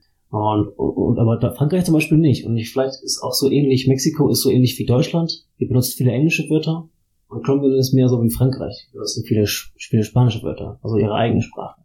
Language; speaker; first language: German; native; German